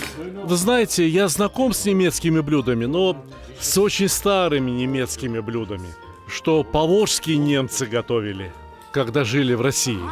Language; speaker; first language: Russian; native; Russian